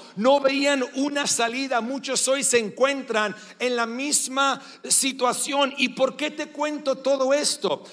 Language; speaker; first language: Spanish; non-native, fluent; English